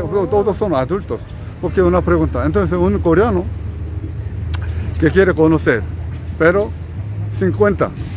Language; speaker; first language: Spanish; non-native, learner; Korean